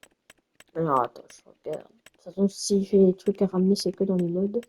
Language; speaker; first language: French; native; French